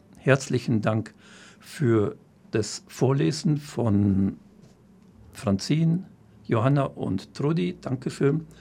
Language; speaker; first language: German; native; German